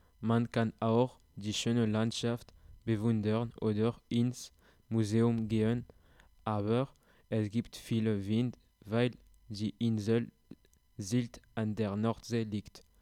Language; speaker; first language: German; non-native, learner; French